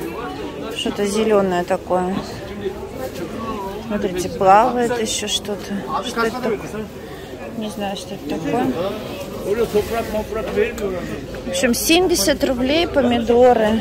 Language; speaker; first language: Russian; native; Russian